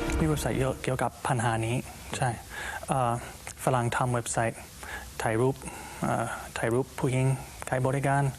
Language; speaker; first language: Thai; non-native, learner; English